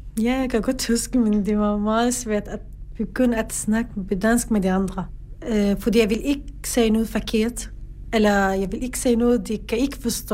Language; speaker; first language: Danish; non-native, learner; Arabic